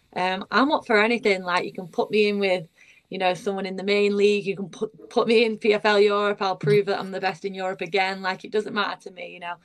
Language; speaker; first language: English; early bilingual, other home language; Bulgarian